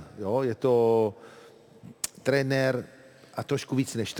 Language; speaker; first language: Czech; non-native, fluent; Italian